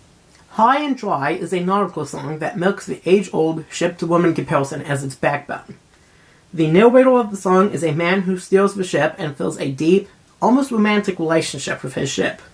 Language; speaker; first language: English; native; English